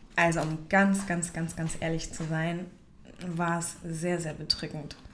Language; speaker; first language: German; native; German